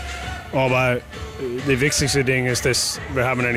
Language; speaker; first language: German; non-native, fluent; English